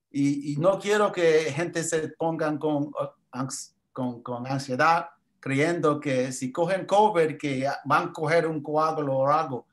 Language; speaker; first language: Spanish; early bilingual, heritage; English